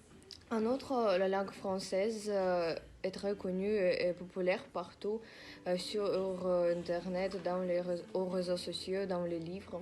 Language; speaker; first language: French; non-native, fluent; Russian